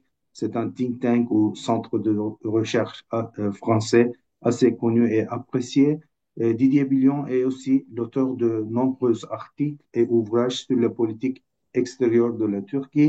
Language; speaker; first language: French; non-native, fluent; Turkish